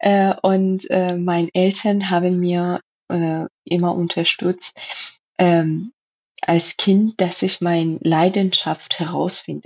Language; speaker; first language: German; non-native, learner; Persian